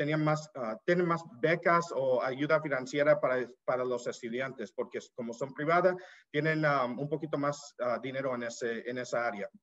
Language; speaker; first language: Spanish; early bilingual, heritage; Spanish